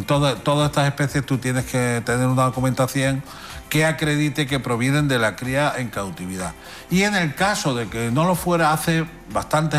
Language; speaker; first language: Spanish; native; Spanish